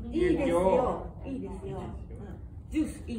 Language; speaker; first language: Japanese; non-native, learner; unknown